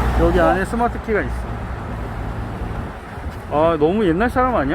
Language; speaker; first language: Korean; native; Korean